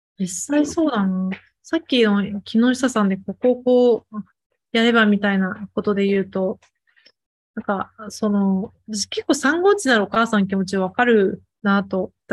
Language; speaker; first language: Japanese; early bilingual, other home language; Chinese